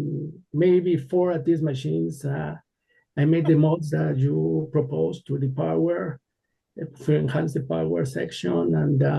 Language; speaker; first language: English; non-native, learner; Spanish